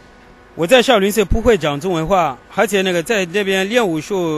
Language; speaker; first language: Chinese; non-native, learner; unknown